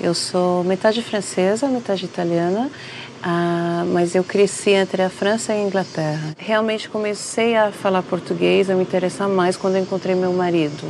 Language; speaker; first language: Portuguese; non-native, fluent; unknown